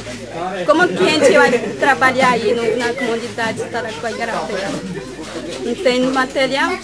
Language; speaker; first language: Portuguese; non-native, local second language; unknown